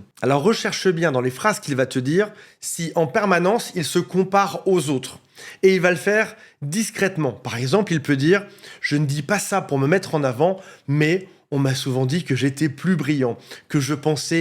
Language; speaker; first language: French; native; French